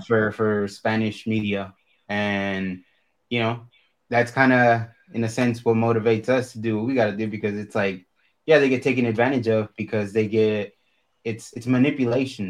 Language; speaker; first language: English; early bilingual, other home language; Spanish